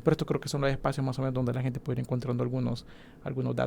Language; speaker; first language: Spanish; native; Spanish